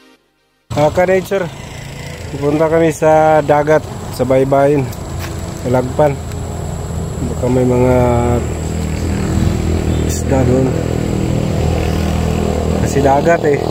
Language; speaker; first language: Filipino; non-native, local second language; Cebuano